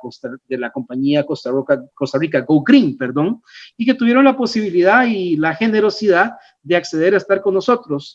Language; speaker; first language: Spanish; native; Spanish